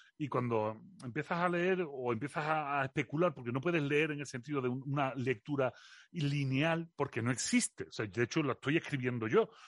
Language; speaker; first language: Spanish; native; Spanish